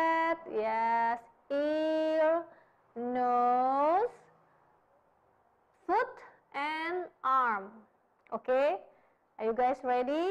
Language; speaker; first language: English; non-native, fluent; Indonesian